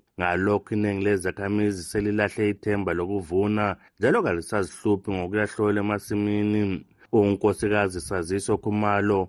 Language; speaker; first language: Zulu; native; Zulu